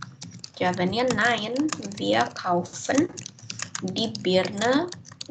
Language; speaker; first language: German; non-native, fluent; Indonesian